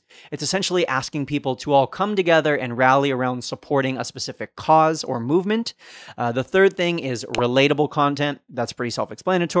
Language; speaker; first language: English; native; English